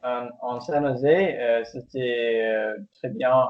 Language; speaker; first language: French; non-native, learner; English